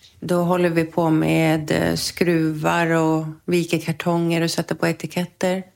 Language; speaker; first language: Swedish; native; Swedish